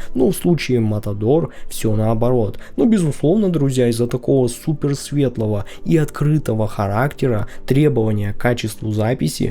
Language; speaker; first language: Russian; native; Russian